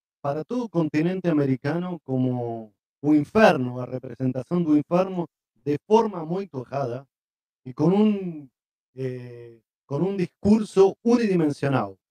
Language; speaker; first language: Portuguese; non-native, learner; Spanish